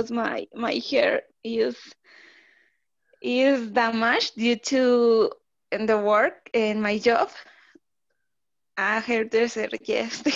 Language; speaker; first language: English; non-native, learner; Spanish